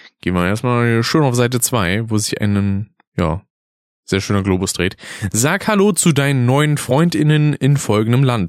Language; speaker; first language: German; native; German